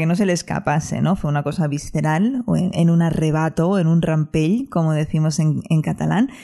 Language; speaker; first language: Spanish; non-native, local second language; Catalan